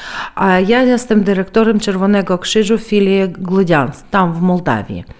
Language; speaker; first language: Polish; early bilingual, heritage; Polish